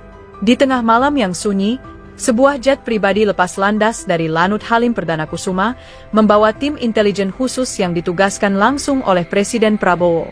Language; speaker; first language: Indonesian; native; Indonesian